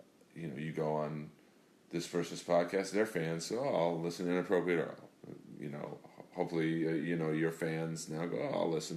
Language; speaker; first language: English; native; English